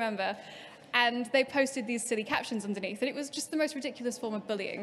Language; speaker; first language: English; native; English